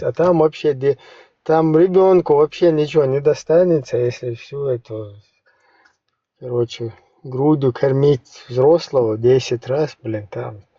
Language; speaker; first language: Russian; native; Russian